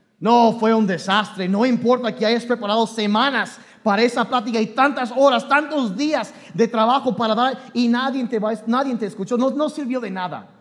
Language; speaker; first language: Spanish; non-native, fluent; English